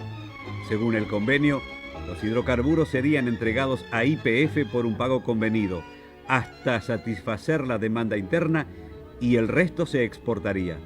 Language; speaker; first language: Spanish; native; Spanish